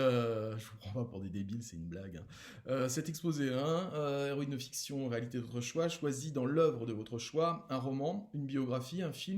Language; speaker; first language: French; native; French